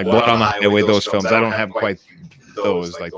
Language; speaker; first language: English; native; English